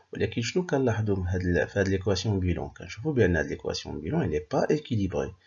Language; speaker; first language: French; non-native, local second language; Arabic